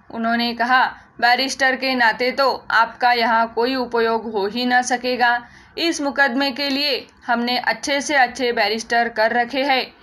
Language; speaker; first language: Hindi; non-native, local second language; Marathi